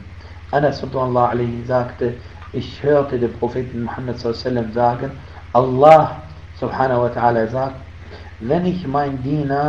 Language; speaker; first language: German; non-native, fluent; Arabic